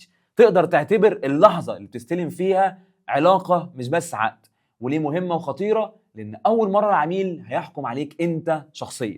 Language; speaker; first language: Arabic; native; Arabic